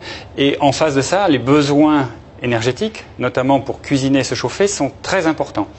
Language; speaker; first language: French; native; French